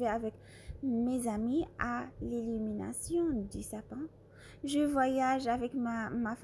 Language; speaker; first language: French; non-native, fluent; Arabic